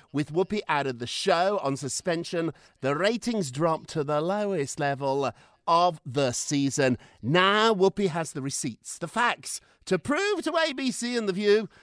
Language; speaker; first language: English; native; English